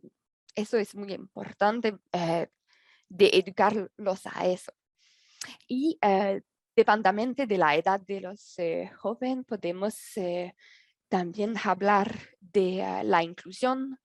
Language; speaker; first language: Spanish; non-native, learner; French